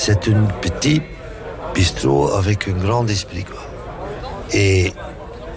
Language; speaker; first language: French; non-native, local second language; Dutch